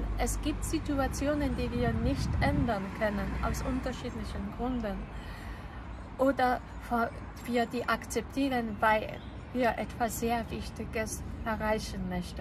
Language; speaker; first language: German; non-native, fluent; Polish